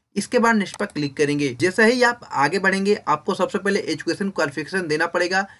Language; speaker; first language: Hindi; native; Hindi